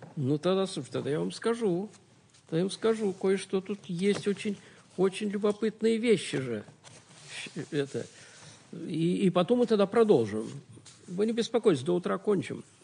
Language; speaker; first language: Russian; native; Russian